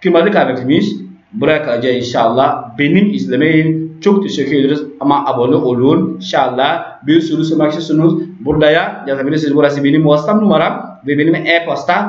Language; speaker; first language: Turkish; non-native, learner; French